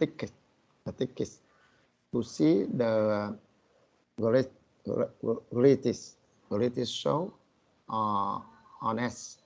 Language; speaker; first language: English; non-native, learner; Vietnamese